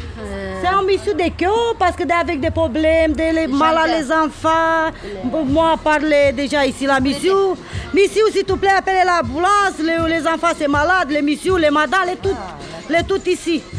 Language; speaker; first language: French; non-native, learner; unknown